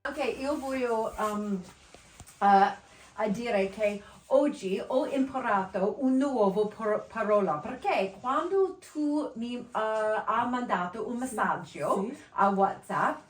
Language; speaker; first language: Italian; non-native, learner; English